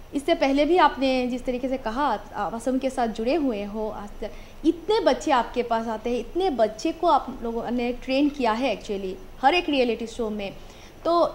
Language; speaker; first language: Hindi; non-native, local second language; Assamese